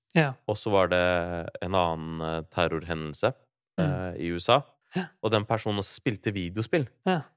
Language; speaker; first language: Norwegian; early bilingual, other home language; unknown